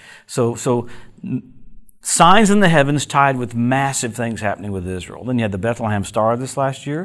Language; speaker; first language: English; native; English